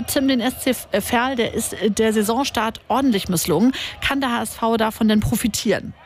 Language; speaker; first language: German; native; German